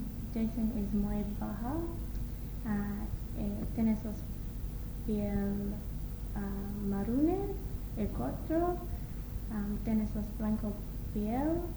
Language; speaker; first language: Spanish; non-native, learner; English